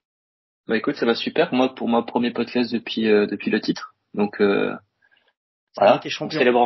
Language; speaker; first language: French; native; French